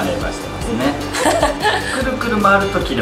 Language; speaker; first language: Japanese; native; Japanese